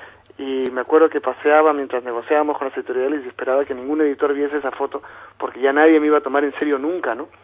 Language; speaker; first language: Spanish; native; Spanish